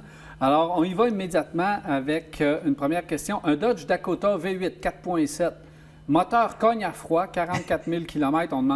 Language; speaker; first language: French; native; French